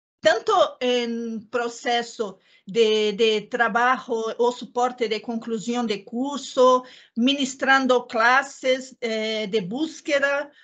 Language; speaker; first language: Spanish; non-native, learner; Portuguese